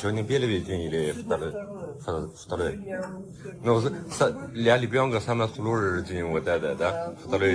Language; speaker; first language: Russian; non-native, learner; Chinese